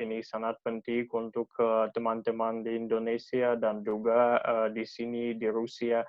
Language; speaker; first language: Indonesian; non-native, learner; Russian